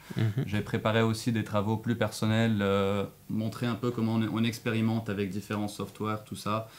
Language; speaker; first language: French; non-native, local second language; Arabic